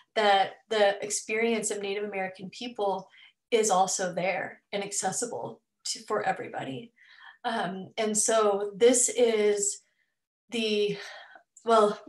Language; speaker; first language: English; native; English